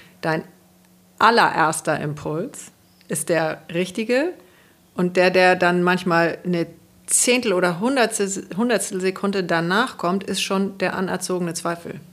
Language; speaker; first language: German; native; German